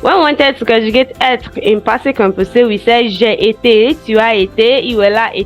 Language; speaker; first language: French; non-native, learner; English